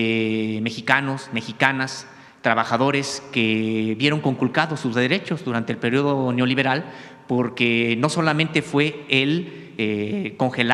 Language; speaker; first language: Spanish; native; Spanish